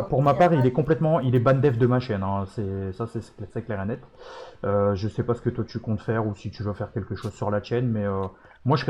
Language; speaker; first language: French; native; French